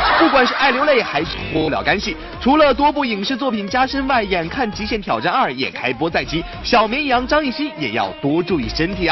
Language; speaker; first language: Chinese; native; Chinese